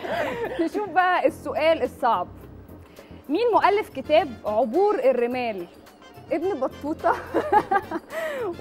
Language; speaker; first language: Arabic; native; Arabic